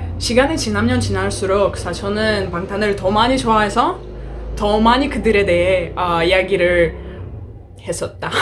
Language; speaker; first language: Korean; non-native, learner; Greek